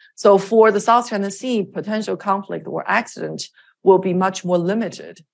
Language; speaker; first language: English; non-native, fluent; Chinese